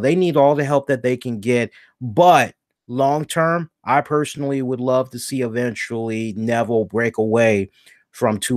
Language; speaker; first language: English; native; English